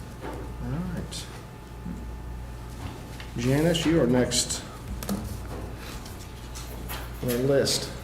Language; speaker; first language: English; native; English